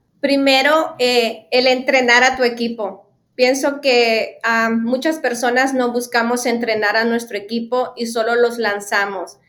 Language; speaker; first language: Spanish; native; Spanish